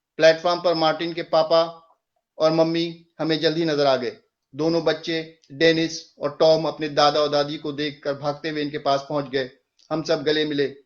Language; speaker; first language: Urdu; native; Urdu